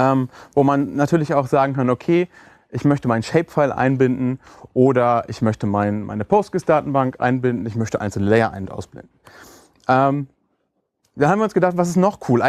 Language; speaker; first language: German; native; German